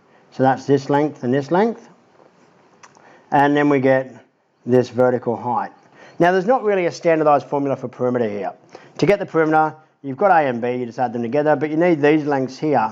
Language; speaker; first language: English; native; English